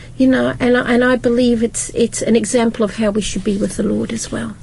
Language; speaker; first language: English; native; English